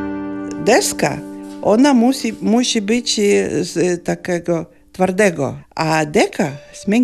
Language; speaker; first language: Polish; non-native, fluent; Lithuanian